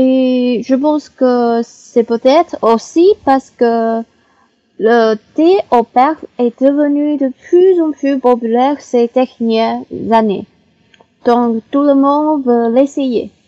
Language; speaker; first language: French; non-native, learner; Chinese